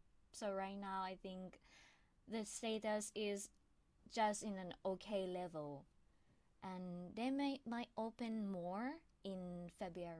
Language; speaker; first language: English; non-native, fluent; Thai